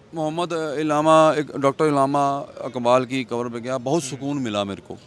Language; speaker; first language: Hindi; native; Hindi